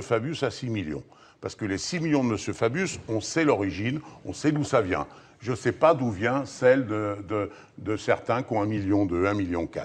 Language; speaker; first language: French; native; French